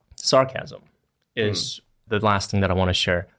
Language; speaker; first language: English; non-native, fluent; Chinese